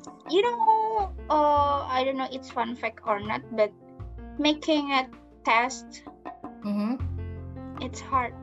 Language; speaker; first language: English; non-native, learner; Indonesian